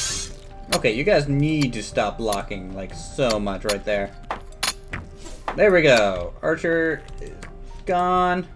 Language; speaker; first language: English; native; English